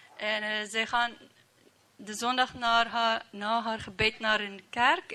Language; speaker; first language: Dutch; non-native, learner; English